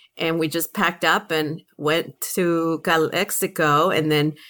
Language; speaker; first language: English; early bilingual, other home language; Spanish